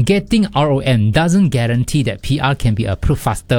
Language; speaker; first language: English; non-native, local second language; Chinese